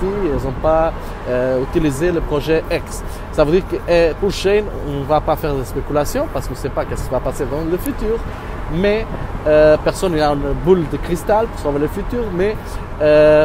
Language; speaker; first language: French; non-native, learner; Portuguese